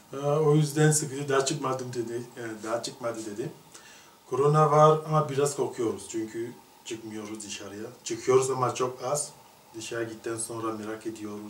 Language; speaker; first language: Turkish; non-native, learner; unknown